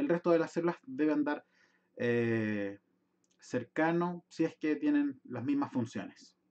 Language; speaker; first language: Spanish; native; Spanish